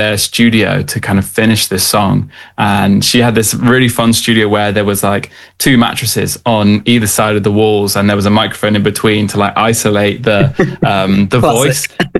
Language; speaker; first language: English; native; English